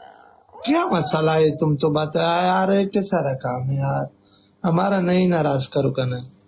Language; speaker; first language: Hindi; non-native, learner; Pashto